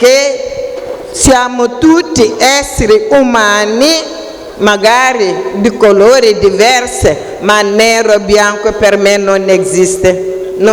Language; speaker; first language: Italian; non-native, fluent; Wolof